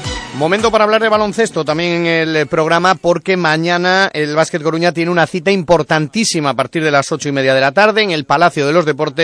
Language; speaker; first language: Spanish; native; Spanish